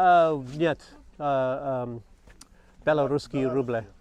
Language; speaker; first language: Russian; non-native, learner; English